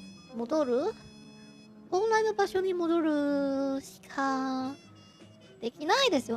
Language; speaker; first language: Japanese; non-native, fluent; Chinese